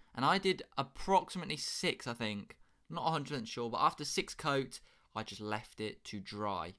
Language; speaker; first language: English; native; English